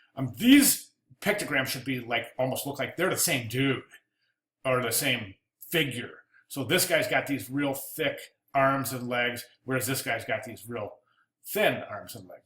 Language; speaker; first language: English; native; English